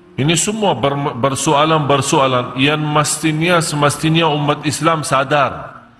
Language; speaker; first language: Malay; non-native, fluent; Arabic